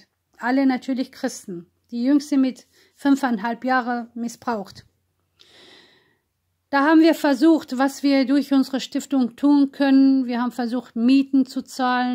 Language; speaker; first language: German; non-native, fluent; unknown